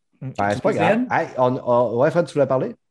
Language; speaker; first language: French; native; French